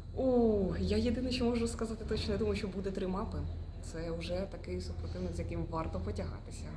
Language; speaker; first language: Ukrainian; native; Ukrainian